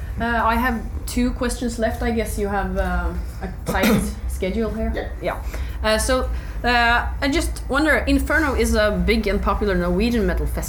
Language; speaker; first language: English; non-native, learner; Norwegian